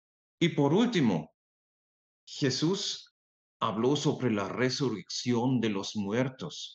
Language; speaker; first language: Spanish; non-native, fluent; German